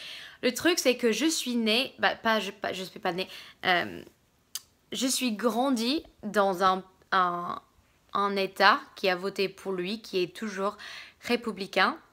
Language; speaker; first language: French; non-native, fluent; English